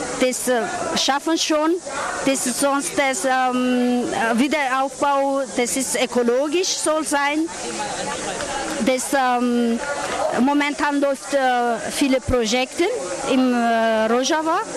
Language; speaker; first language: German; non-native, learner; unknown